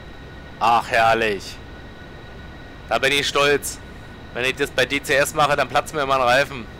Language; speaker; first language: German; native; German